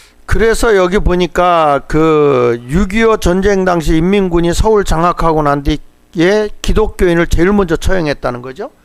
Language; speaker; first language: Korean; native; Korean